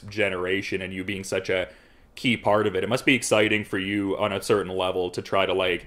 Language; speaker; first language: English; native; English